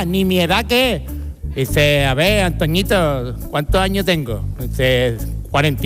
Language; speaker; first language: Spanish; native; Spanish